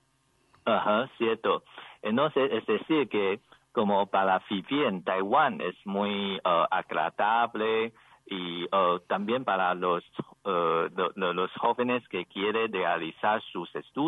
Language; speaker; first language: Spanish; non-native, learner; Chinese